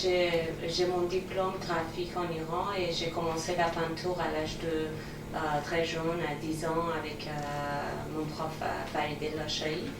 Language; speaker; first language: French; non-native, fluent; Persian